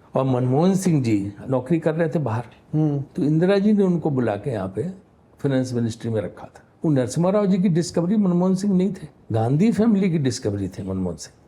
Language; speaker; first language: Hindi; native; Hindi